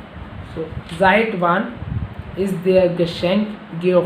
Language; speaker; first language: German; non-native, learner; Hindi